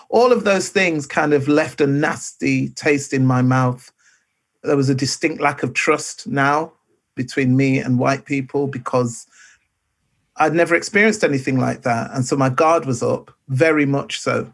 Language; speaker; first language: English; native; English